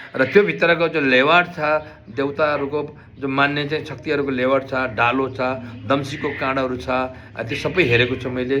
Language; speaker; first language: Nepali; non-native, local second language; Gurung